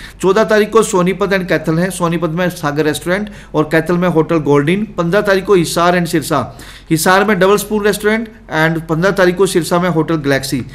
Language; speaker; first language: Hindi; native; Hindi